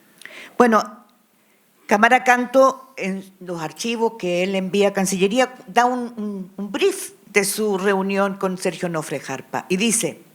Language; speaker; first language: Spanish; native; Spanish